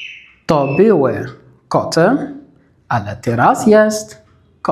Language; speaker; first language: Polish; non-native, fluent; Arabic